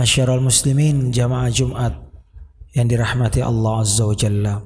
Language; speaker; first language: Indonesian; native; Indonesian